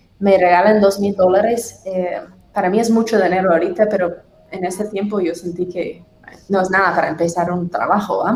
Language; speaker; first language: Spanish; non-native, fluent; English